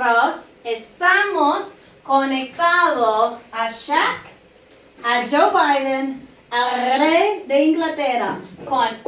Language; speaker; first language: Spanish; non-native, learner; English